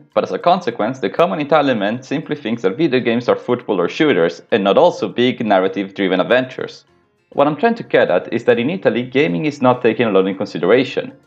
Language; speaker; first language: English; non-native, fluent; Italian